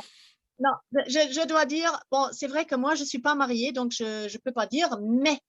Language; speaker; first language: French; non-native, fluent; German